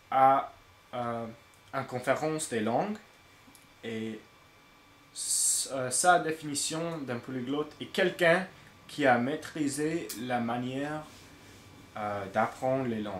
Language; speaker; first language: French; non-native, learner; English